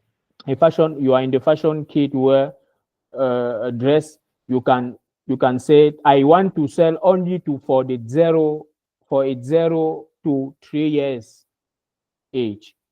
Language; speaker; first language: English; non-native, learner; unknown